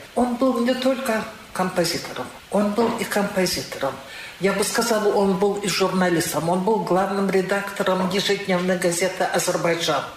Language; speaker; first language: Russian; non-native, local second language; Azerbaijani